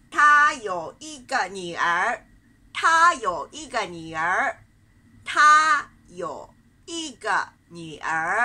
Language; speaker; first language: Chinese; non-native, fluent; Japanese